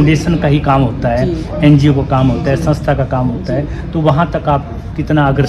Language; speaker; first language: Hindi; native; Hindi